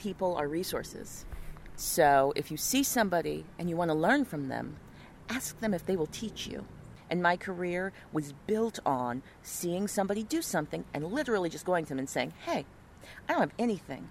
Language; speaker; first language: English; native; English